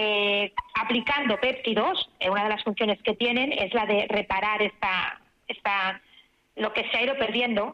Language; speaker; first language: Spanish; native; Spanish